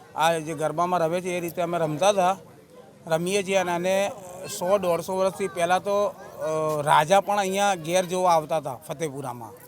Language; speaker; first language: Gujarati; native; Gujarati